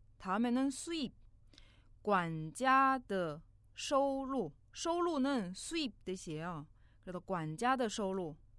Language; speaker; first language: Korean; non-native, fluent; Chinese